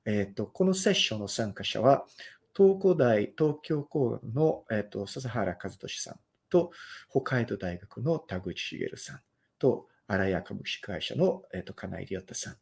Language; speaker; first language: Japanese; non-native, fluent; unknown